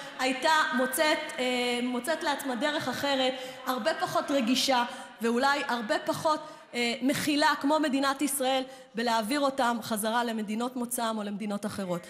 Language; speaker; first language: Hebrew; native; Hebrew